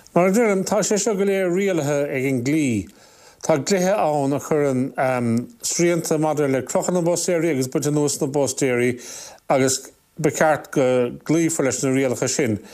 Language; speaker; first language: Irish; native; Irish